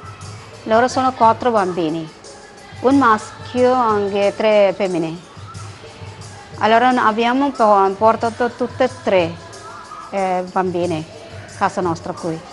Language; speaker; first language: Italian; non-native, learner; Malayalam